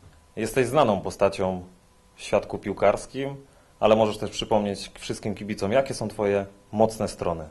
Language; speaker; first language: Polish; native; Polish